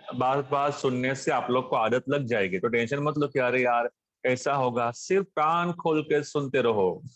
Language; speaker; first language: Hindi; non-native, local second language; Marathi